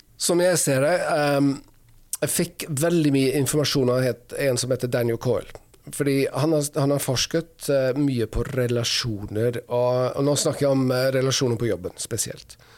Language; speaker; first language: Norwegian; non-native, fluent; English